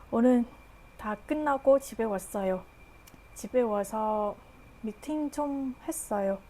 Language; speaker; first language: Korean; non-native, learner; Vietnamese